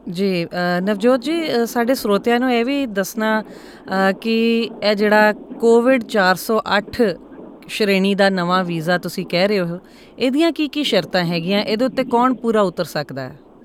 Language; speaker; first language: Punjabi; native; Punjabi